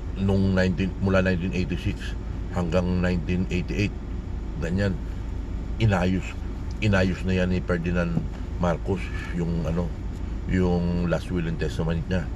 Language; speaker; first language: Filipino; native; Filipino